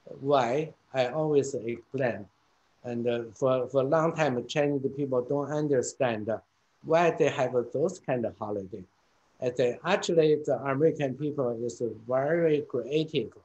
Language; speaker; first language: English; non-native, fluent; Chinese